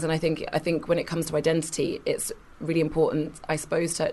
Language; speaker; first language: English; native; English